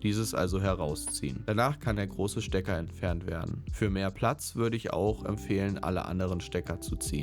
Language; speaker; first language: German; native; German